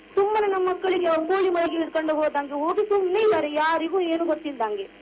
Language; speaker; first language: Kannada; non-native, local second language; Urdu